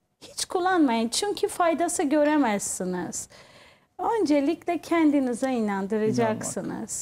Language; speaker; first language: Turkish; non-native, fluent; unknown